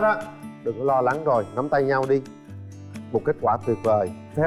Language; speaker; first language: Vietnamese; native; Vietnamese